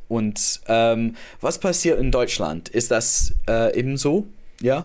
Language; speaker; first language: German; non-native, learner; English